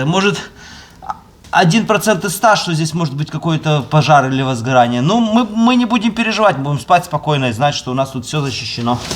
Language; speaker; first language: Russian; native; Russian